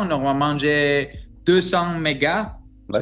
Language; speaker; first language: French; non-native, learner; Greek